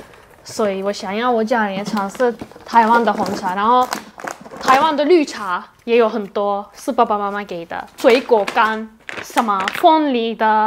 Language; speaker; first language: Chinese; non-native, fluent; Turkish